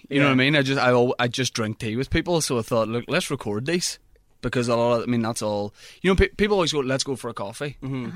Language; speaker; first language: English; native; English